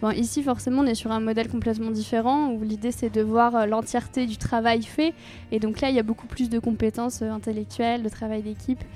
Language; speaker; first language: French; native; French